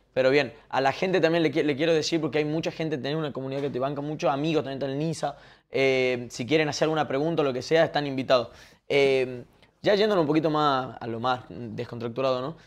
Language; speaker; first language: Spanish; native; Spanish